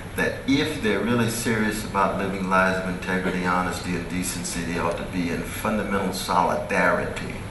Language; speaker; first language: English; native; English